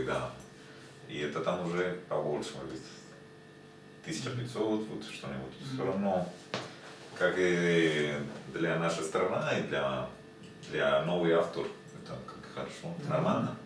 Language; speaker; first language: Russian; non-native, learner; Spanish